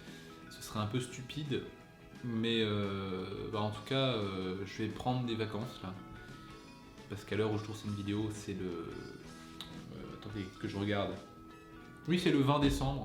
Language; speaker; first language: French; native; French